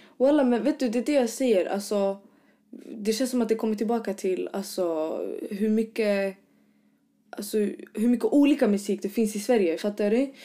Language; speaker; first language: Swedish; early bilingual, other home language; Arabic